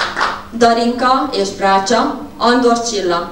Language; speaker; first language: Hungarian; native; Hungarian